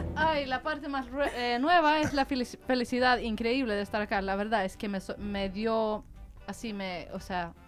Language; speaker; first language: Spanish; non-native, fluent; Swedish